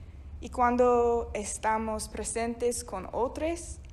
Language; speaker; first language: Spanish; non-native, fluent; English